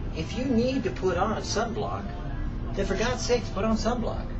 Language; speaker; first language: English; native; English